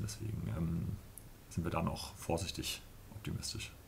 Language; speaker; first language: German; native; German